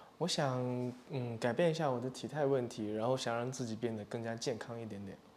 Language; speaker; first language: Chinese; native; Chinese